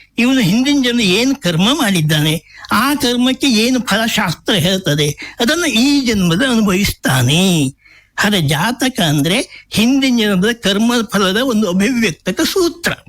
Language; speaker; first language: Kannada; native; Kannada